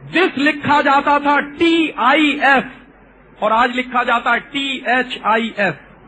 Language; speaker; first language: Hindi; native; Hindi